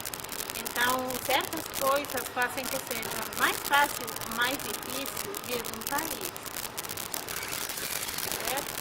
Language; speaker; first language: Portuguese; non-native, fluent; Spanish